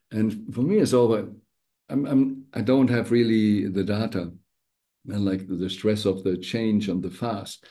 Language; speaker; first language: English; non-native, fluent; German